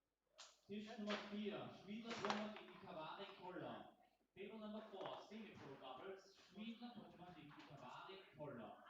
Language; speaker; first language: German; native; German